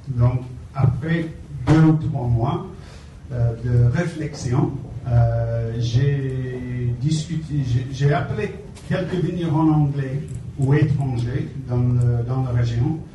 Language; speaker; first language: French; non-native, fluent; English